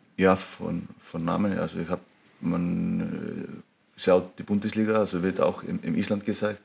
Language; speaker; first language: German; non-native, fluent; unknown